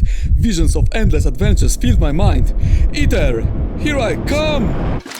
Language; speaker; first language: English; non-native, fluent; Polish